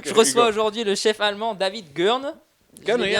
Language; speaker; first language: French; native; French